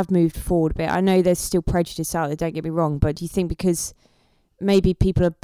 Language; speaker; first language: English; native; English